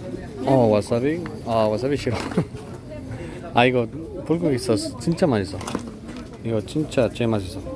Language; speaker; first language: Korean; non-native, learner; Spanish